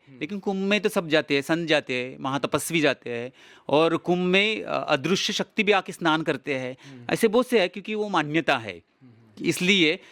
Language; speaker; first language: Hindi; non-native, local second language; Marathi